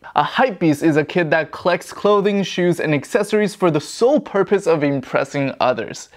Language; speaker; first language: English; non-native, fluent; Chinese